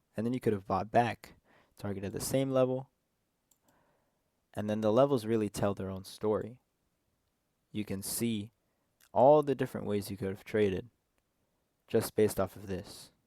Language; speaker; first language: English; native; English